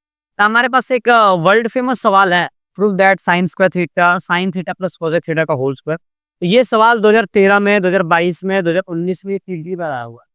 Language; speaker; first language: Hindi; non-native, local second language; Gujarati